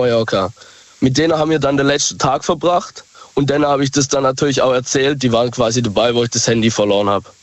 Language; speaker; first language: German; native; German